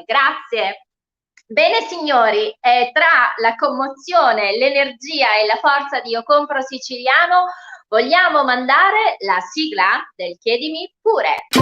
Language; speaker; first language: Italian; native; Italian